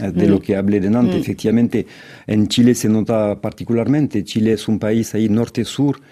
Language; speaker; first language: Spanish; non-native, fluent; French